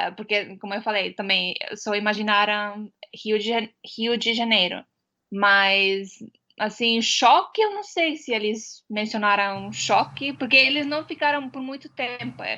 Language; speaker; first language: Portuguese; non-native, fluent; Estonian